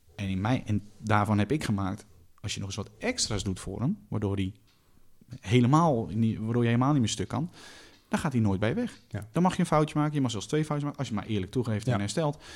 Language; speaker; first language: Dutch; native; Dutch